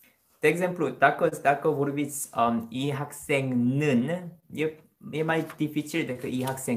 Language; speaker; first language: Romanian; non-native, fluent; Korean